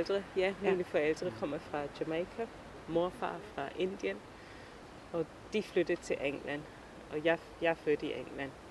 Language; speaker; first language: Danish; non-native, fluent; English